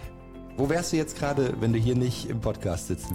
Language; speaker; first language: German; native; German